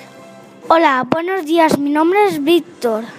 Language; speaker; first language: Spanish; native; Spanish